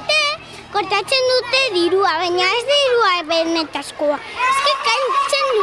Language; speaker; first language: Basque; non-native, local second language; Spanish